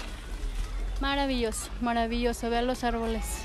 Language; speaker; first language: Spanish; native; Spanish